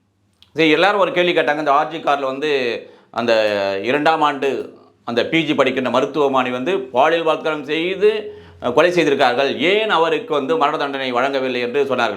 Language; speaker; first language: Tamil; native; Tamil